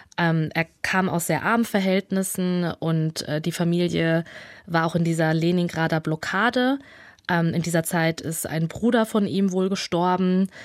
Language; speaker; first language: German; early bilingual, other home language; Russian